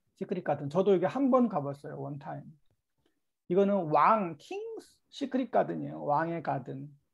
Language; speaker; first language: Korean; native; Korean